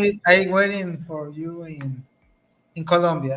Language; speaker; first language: English; non-native, learner; Spanish